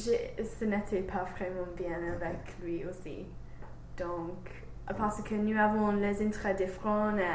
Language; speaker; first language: French; non-native, learner; English